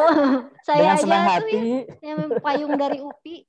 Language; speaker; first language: Indonesian; native; Indonesian